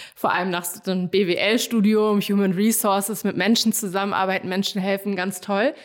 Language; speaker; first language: German; native; German